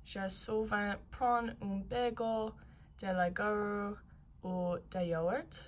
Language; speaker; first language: French; non-native, learner; English